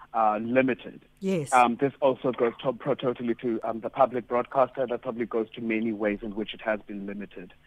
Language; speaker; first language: English; non-native, local second language; Xhosa